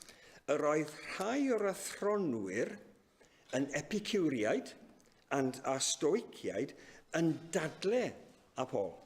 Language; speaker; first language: Welsh; native; Welsh